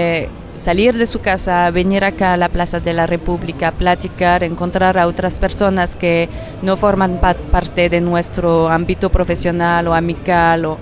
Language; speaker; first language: Spanish; non-native, fluent; French